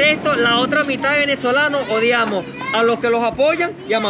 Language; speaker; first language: Spanish; native; Spanish